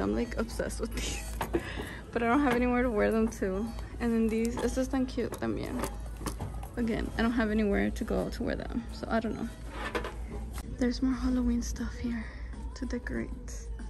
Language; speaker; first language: English; early bilingual, other home language; Spanish